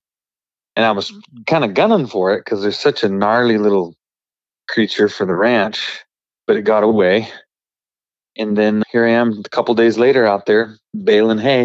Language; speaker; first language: English; native; English